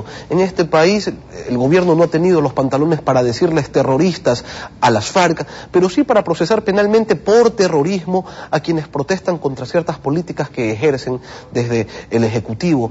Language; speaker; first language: Spanish; native; Spanish